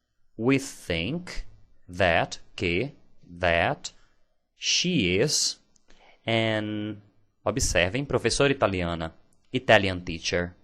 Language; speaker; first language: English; non-native, fluent; Portuguese